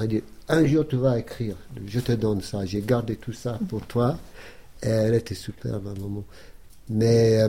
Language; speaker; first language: French; non-native, fluent; English